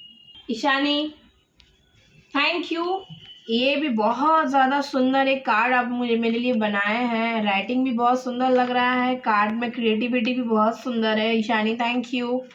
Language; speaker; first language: Hindi; non-native, local second language; Bangla